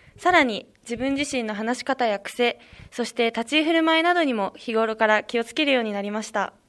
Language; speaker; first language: Japanese; native; Japanese